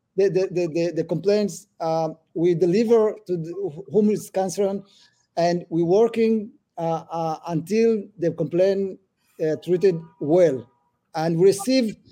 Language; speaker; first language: English; early bilingual, other home language; Amharic